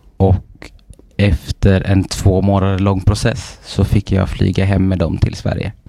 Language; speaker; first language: Swedish; native; Swedish